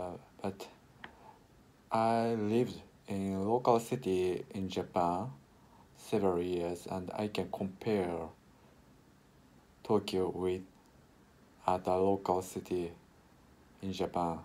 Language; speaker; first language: English; non-native, learner; Japanese